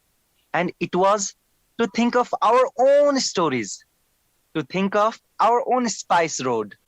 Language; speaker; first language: English; non-native, fluent; Korean